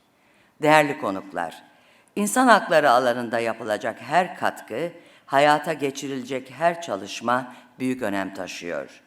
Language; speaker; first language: Turkish; native; Turkish